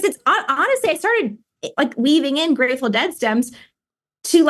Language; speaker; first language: English; native; English